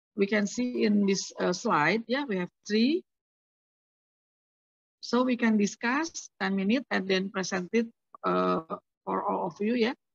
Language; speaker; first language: English; non-native, learner; Indonesian